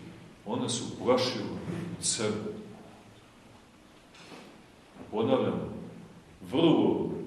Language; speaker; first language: Serbian; native; Serbian